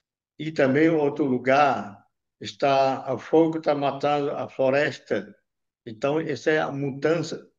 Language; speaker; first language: Portuguese; non-native, local second language; Yanomámi